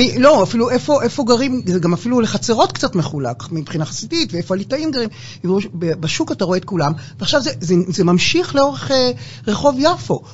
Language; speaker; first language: Hebrew; native; Hebrew